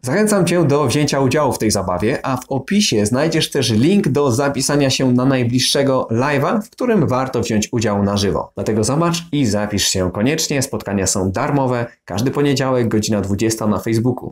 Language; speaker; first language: Polish; native; Polish